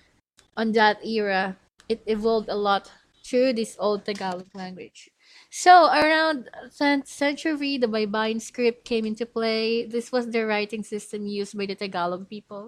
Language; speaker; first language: English; non-native, local second language; Filipino